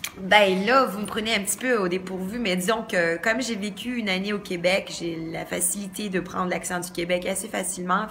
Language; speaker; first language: French; native; French